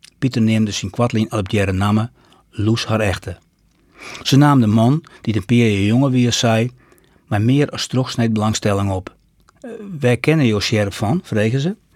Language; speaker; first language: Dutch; native; Dutch